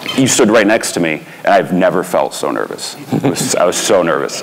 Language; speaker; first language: English; native; English